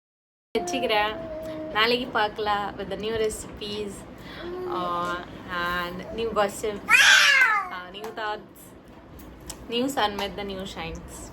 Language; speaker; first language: Tamil; non-native, learner; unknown